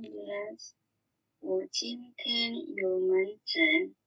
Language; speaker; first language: Chinese; non-native, learner; Indonesian